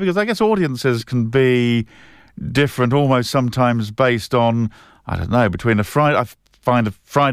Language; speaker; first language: English; native; English